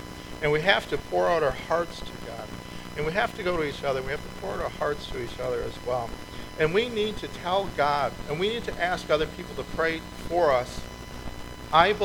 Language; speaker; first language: English; native; English